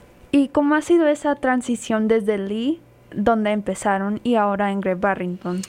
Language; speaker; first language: Spanish; early bilingual, other home language; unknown